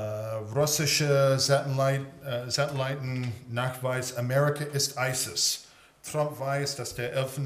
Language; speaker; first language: German; early bilingual, heritage; English